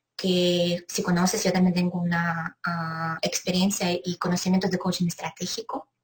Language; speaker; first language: Spanish; non-native, fluent; Ukrainian